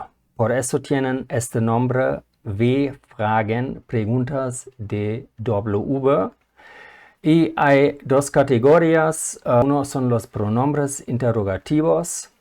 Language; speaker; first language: Spanish; non-native, fluent; German